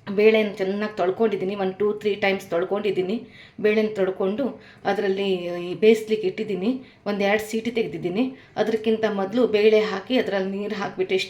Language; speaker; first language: Kannada; non-native, local second language; Konkani